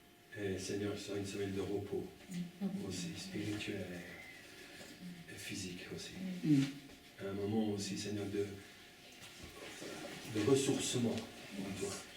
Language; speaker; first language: French; non-native, fluent; English